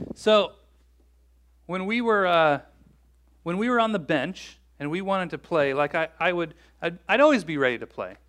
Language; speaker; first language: English; native; English